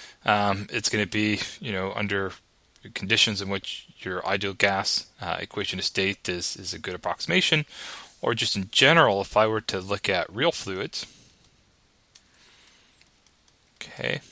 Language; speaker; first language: English; native; English